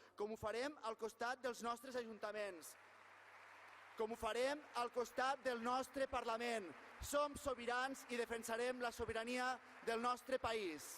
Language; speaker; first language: Catalan; native; Catalan